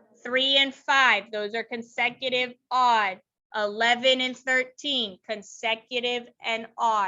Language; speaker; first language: English; native; English